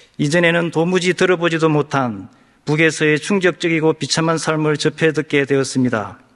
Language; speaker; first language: Korean; native; Korean